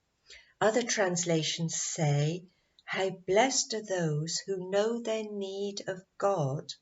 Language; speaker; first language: English; native; English